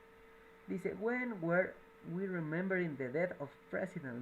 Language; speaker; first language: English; non-native, fluent; Spanish